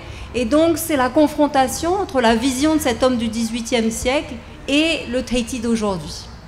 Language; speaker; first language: French; native; French